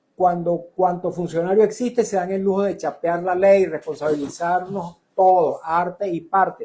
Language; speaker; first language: Spanish; native; Spanish